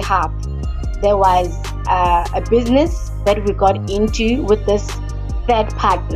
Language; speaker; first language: English; non-native, local second language; Tswana